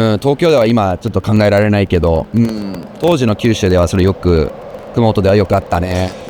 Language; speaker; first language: Japanese; non-native, fluent; English